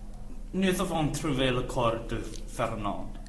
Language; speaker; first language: French; non-native, learner; English